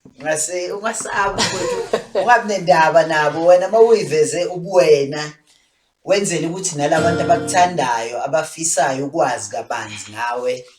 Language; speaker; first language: Zulu; native; Zulu